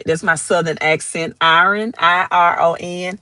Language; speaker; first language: English; native; English